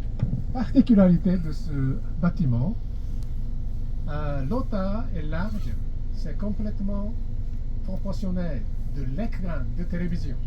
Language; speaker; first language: French; non-native, fluent; Japanese